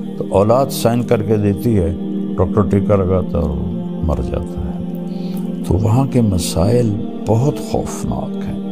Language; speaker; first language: Urdu; non-native, local second language; Punjabi